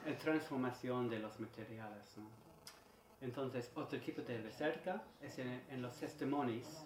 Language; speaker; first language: Spanish; non-native, learner; English